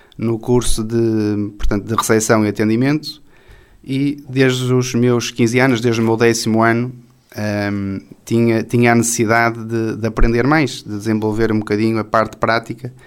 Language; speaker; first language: Portuguese; native; Portuguese